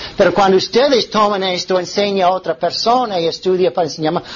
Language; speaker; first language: Spanish; non-native, fluent; English